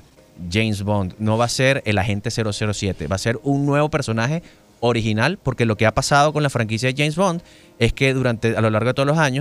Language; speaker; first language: Spanish; native; Spanish